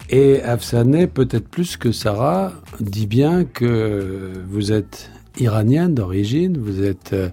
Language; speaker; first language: French; native; French